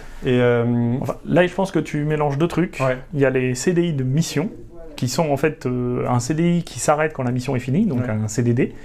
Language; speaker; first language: French; native; French